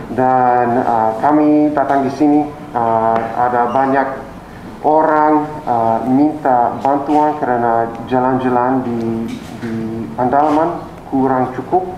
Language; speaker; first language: Indonesian; non-native, learner; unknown